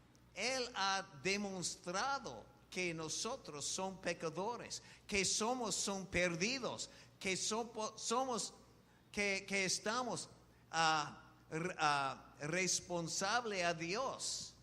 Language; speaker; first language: Spanish; non-native, fluent; English